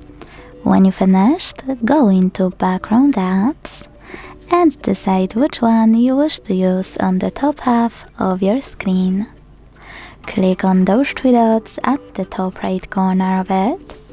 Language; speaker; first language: English; non-native, fluent; Polish